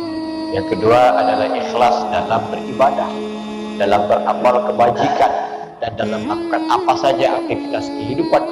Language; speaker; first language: Indonesian; native; Indonesian